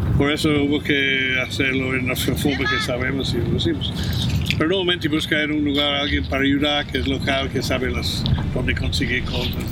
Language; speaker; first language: Spanish; non-native, fluent; English